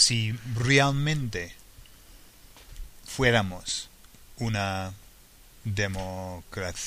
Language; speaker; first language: Spanish; non-native, fluent; English